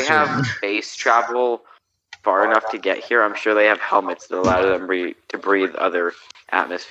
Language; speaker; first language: English; native; English